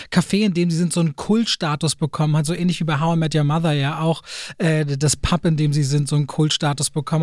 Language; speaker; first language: German; native; German